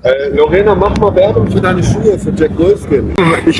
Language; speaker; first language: German; native; German